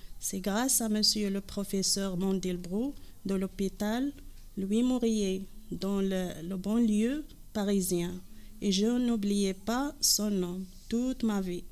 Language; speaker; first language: French; non-native, local second language; Arabic